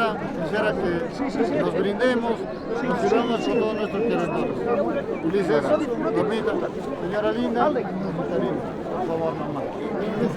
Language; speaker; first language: Spanish; native; Spanish